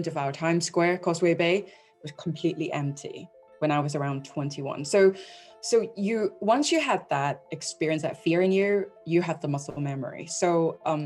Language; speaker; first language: English; non-native, local second language; Cantonese